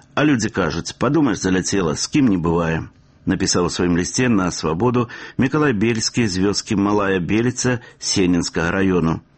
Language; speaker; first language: Belarusian; native; Belarusian